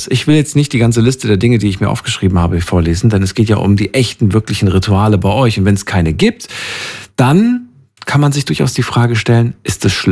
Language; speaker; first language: German; native; German